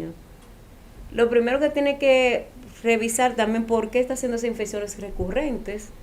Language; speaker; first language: Spanish; native; Spanish